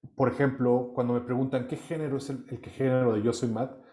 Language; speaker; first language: Spanish; native; Spanish